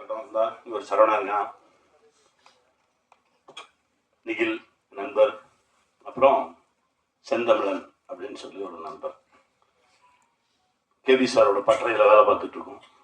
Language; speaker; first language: Tamil; native; Tamil